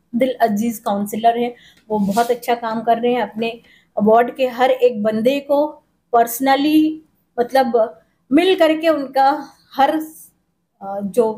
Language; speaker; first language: Hindi; non-native, local second language; Urdu